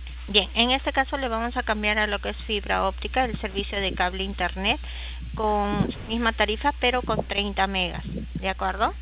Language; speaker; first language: Spanish; native; Spanish